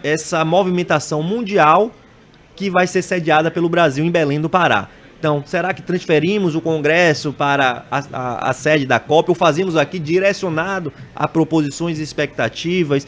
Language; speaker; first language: Portuguese; native; Portuguese